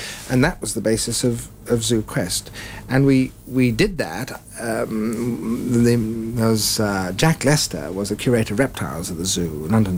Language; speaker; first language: English; native; English